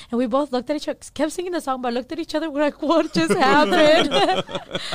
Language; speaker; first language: English; early bilingual, other home language; Spanish